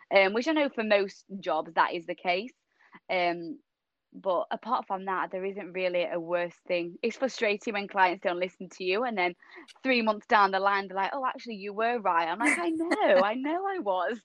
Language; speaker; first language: English; native; English